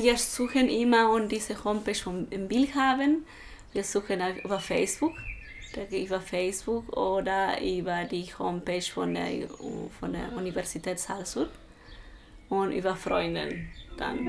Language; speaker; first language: German; non-native, learner; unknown